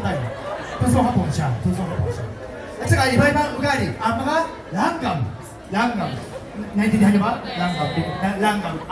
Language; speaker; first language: Filipino; non-native, fluent; Japanese